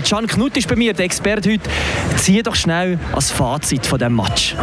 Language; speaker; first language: German; native; German